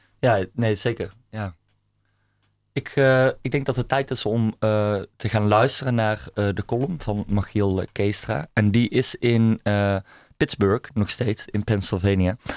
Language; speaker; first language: Dutch; native; Dutch